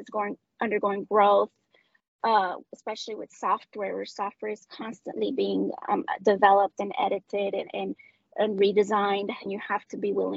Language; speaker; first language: English; non-native, fluent; Spanish